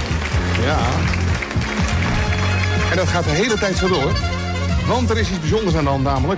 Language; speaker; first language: Dutch; native; Dutch